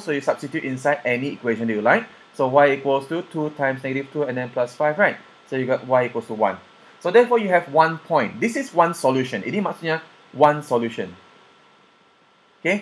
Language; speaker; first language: English; non-native, local second language; Chinese